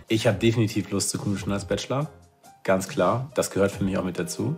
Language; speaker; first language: German; native; German